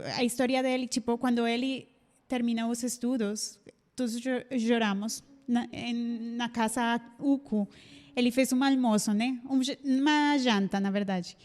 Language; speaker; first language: Portuguese; non-native, fluent; Spanish